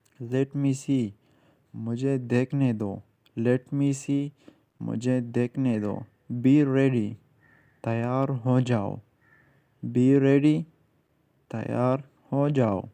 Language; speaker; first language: Urdu; native; Urdu